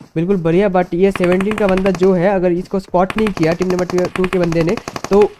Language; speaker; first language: Hindi; non-native, local second language; Bangla